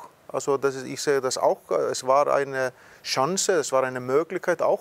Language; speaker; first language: German; non-native, fluent; Icelandic